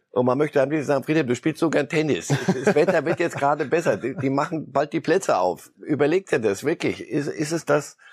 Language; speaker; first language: German; native; German